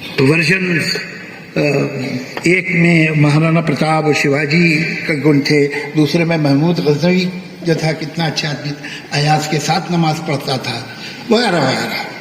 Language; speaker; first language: Urdu; native; Urdu